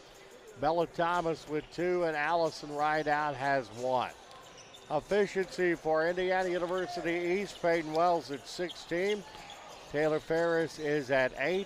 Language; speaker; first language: English; native; English